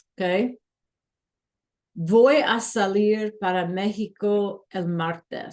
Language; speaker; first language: Spanish; non-native, fluent; English